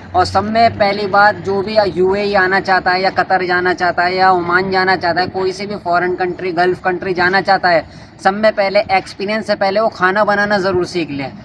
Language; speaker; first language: Hindi; native; Hindi